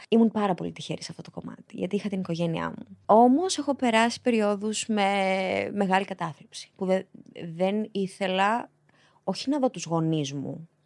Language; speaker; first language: Greek; early bilingual, other home language; Albanian